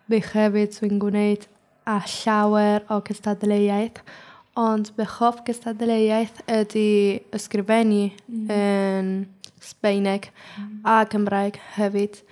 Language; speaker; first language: Welsh; non-native, learner; Spanish